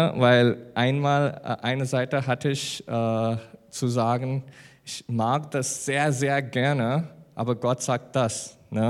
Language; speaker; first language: German; non-native, learner; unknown